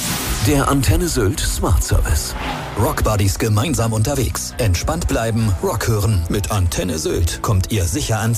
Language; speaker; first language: German; native; German